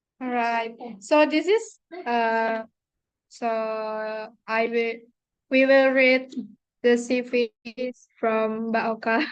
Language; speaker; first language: English; non-native, fluent; Indonesian